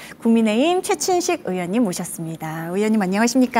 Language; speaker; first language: Korean; native; Korean